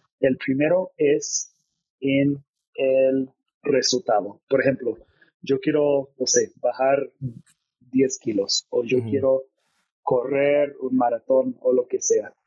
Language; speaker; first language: Spanish; non-native, fluent; English